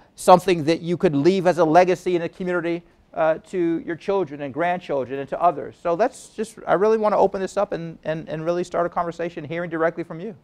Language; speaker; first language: English; native; English